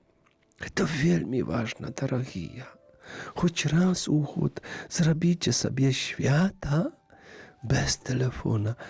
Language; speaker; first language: Belarusian; native; Belarusian